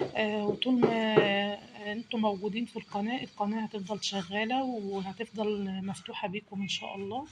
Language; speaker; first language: Arabic; native; Arabic